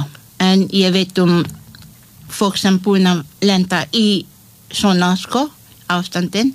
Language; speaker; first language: Icelandic; non-native, learner; Malay